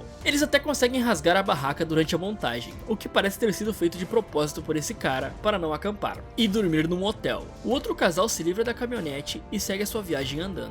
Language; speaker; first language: Portuguese; native; Portuguese